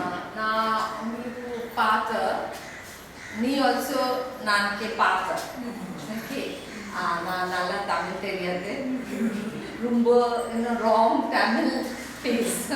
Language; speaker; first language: Tamil; non-native, learner; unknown